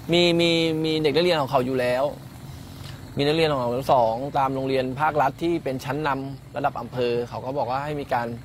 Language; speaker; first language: Thai; native; Thai